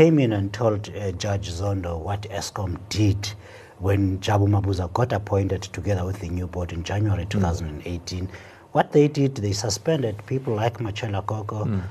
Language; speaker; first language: English; non-native, local second language; Xhosa